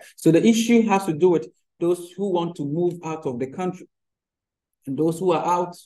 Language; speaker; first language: English; non-native, local second language; Akan